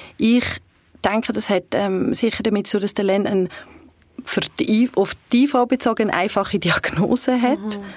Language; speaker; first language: German; early bilingual, other home language; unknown